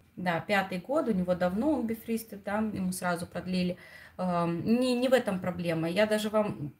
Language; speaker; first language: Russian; non-native, local second language; Romanian